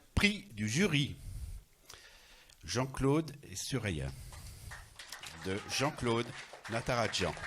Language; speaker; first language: French; native; French